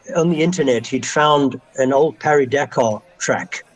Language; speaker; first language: English; native; English